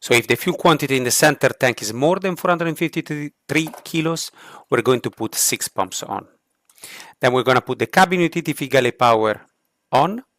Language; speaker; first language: English; non-native, fluent; Italian